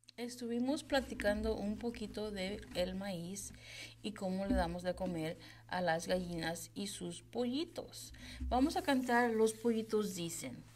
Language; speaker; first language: Spanish; early bilingual, heritage; Spanish